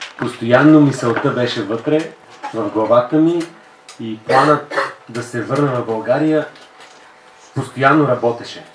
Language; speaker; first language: Bulgarian; non-native, fluent; Finnish